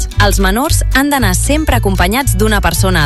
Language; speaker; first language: Catalan; native; Catalan